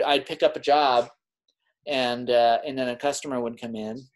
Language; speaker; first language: English; native; English